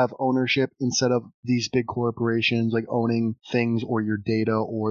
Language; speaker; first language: English; native; English